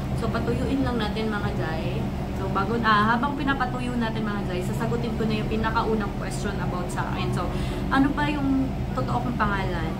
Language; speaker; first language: Filipino; non-native, local second language; Cebuano